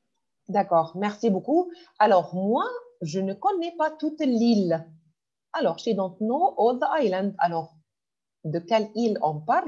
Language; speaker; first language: French; non-native, fluent; Arabic